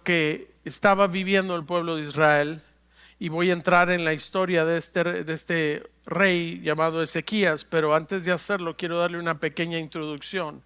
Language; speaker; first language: Spanish; native; Spanish